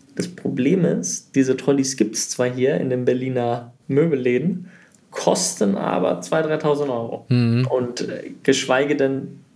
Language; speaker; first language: German; early bilingual, heritage; German